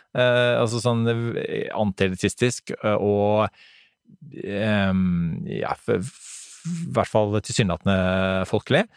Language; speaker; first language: Norwegian; native; Norwegian